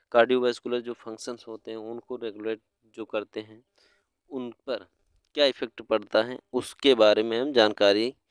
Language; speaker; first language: Hindi; native; Hindi